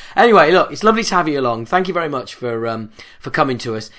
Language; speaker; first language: English; native; English